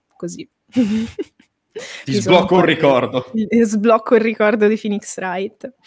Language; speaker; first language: Italian; native; Italian